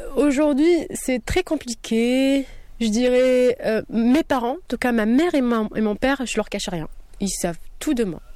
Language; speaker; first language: French; early bilingual, other home language; Kabyle